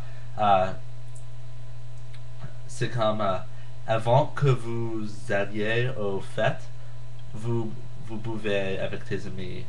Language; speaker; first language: French; non-native, learner; English